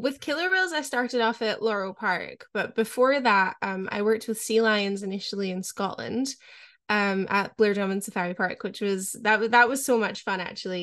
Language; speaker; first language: English; native; English